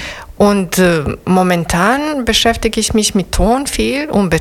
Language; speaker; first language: German; non-native, learner; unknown